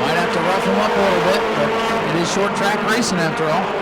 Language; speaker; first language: English; native; English